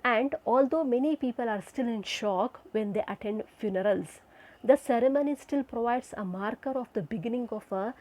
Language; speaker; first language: English; non-native, local second language; Kannada